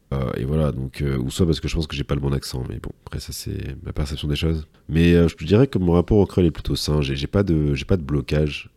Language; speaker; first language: French; native; French